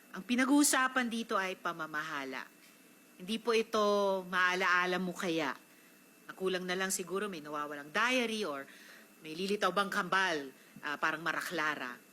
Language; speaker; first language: Filipino; native; Filipino